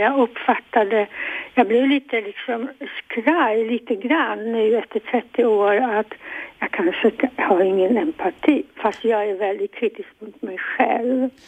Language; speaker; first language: Swedish; non-native, fluent; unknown